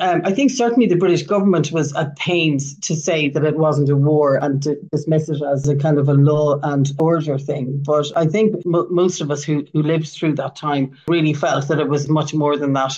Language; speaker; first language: English; native; English